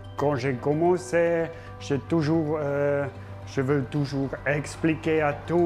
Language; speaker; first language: French; non-native, local second language; German